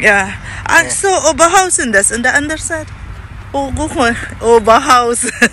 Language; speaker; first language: German; non-native, learner; Filipino